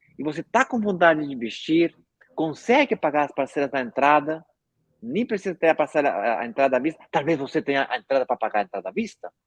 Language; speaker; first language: Portuguese; non-native, fluent; Spanish